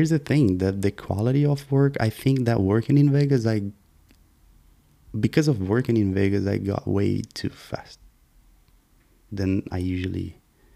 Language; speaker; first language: English; non-native, fluent; Portuguese